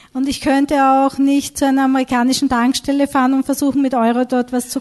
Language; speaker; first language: German; native; German